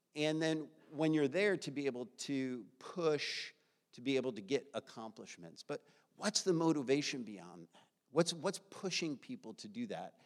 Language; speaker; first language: English; native; English